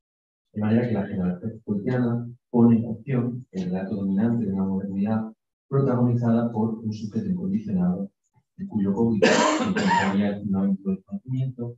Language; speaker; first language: Spanish; native; Spanish